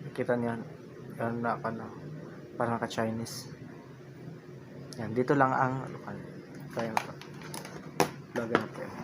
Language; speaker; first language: Filipino; non-native, local second language; Cebuano